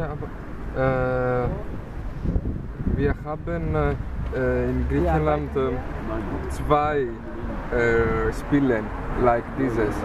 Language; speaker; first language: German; non-native, learner; Greek